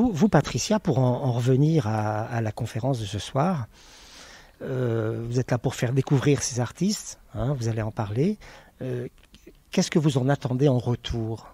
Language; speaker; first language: French; native; French